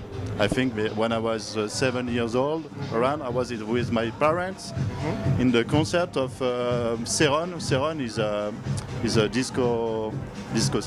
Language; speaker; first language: English; non-native, learner; French